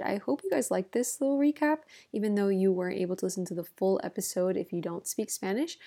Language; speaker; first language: English; native; English